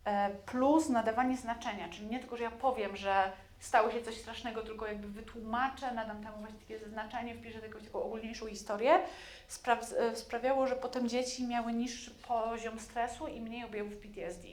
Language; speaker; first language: Polish; native; Polish